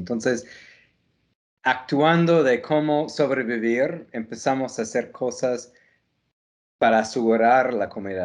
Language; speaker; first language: Spanish; non-native, fluent; English